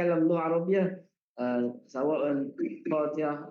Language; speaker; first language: Arabic; non-native, learner; Malay